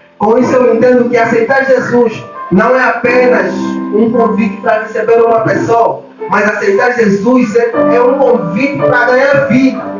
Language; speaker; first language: Portuguese; native; Portuguese